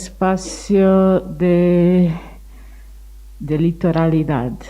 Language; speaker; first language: Spanish; non-native, fluent; Portuguese